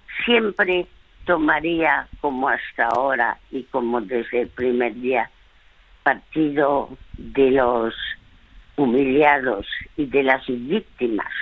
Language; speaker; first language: Spanish; early bilingual, other home language; French